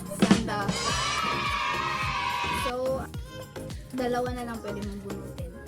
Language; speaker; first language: Filipino; native; Filipino